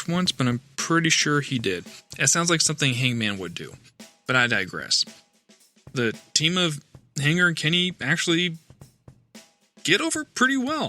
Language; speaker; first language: English; native; English